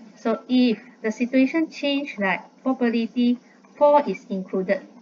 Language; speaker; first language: English; non-native, local second language; Malay